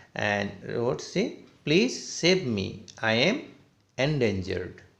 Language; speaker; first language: English; non-native, local second language; Assamese